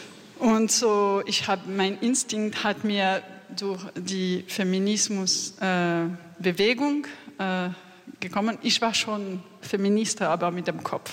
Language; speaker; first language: German; non-native, learner; French